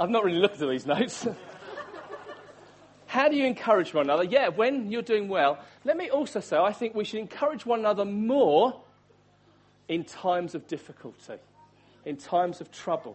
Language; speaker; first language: English; native; English